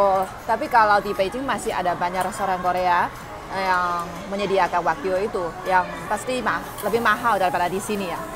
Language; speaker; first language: Indonesian; non-native, fluent; Chinese